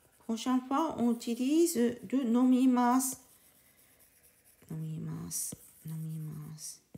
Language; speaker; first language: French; non-native, learner; Japanese